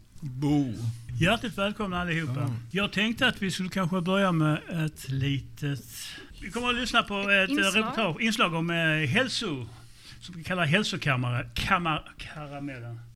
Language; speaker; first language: Swedish; native; Swedish